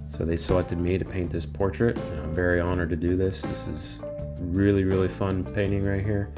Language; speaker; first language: English; native; English